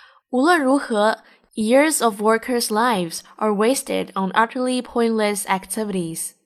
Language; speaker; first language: English; non-native, fluent; Chinese